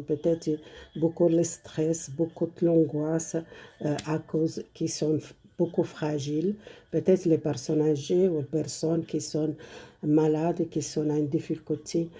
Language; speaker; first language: French; non-native, learner; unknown